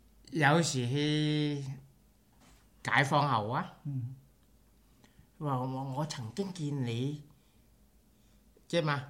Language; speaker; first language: Cantonese; early bilingual, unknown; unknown